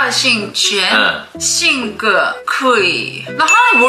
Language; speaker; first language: Chinese; non-native, learner; Korean